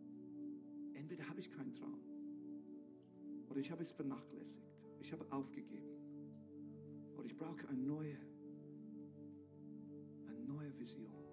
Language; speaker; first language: German; non-native, fluent; English